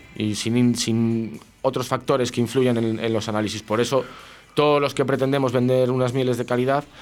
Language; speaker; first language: Spanish; native; Spanish